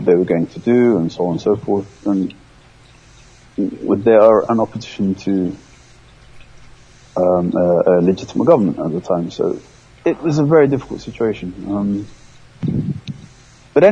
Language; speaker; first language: English; early bilingual, other home language; Somali